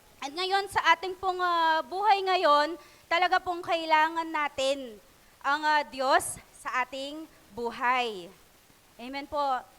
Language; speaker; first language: Filipino; non-native, local second language; Pampanga